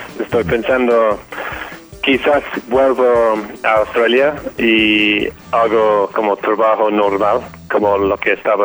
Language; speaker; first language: Spanish; non-native, fluent; English